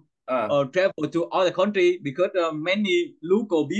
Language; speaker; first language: English; non-native, learner; Vietnamese